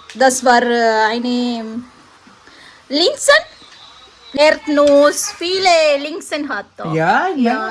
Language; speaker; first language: German; non-native, learner; Tamil